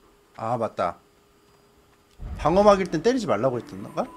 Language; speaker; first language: Korean; native; Korean